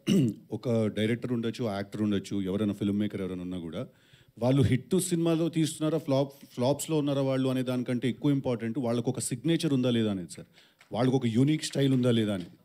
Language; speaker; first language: Telugu; native; Telugu